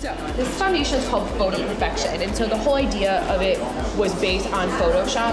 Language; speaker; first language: English; native; English